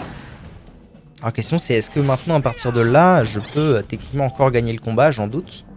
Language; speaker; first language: French; native; French